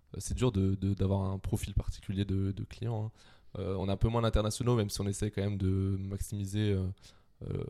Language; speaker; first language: French; native; French